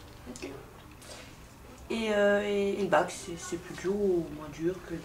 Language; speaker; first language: French; native; French